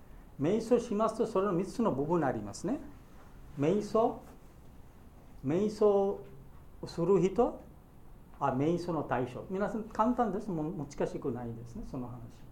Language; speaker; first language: Japanese; non-native, learner; Bangla